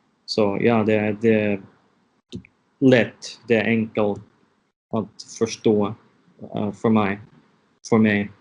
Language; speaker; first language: Swedish; non-native, learner; English